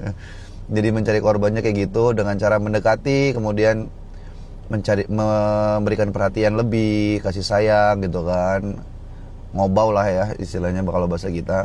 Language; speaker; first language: Indonesian; native; Indonesian